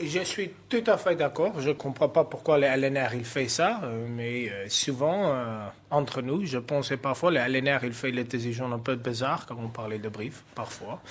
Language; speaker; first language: French; non-native, fluent; Afrikaans